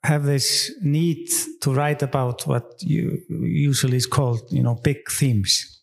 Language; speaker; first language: English; non-native, fluent; Icelandic